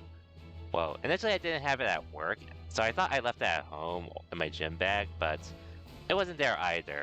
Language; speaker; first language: English; native; English